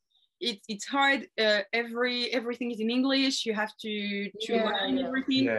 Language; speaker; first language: English; non-native, learner; French